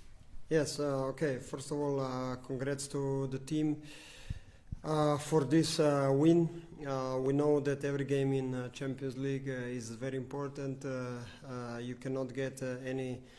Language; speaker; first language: English; non-native, fluent; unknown